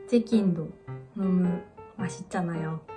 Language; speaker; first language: Korean; non-native, learner; Japanese